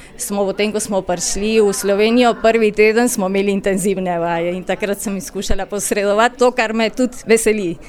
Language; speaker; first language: Slovenian; early bilingual, heritage; Slovenian